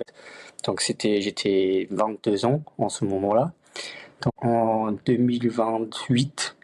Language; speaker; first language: French; non-native, fluent; Luxembourgish